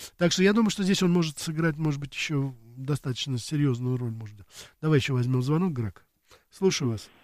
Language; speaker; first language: Russian; native; Russian